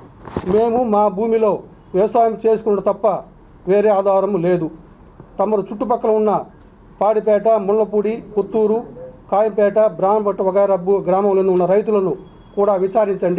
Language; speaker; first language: Telugu; native; Telugu